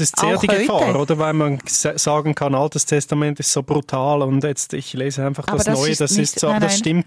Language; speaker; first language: German; native; German